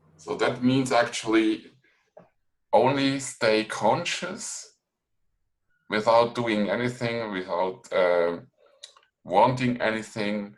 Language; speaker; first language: English; non-native, fluent; German